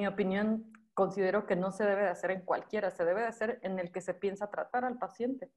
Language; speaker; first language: Spanish; native; Spanish